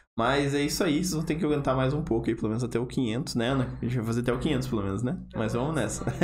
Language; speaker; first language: Portuguese; native; Portuguese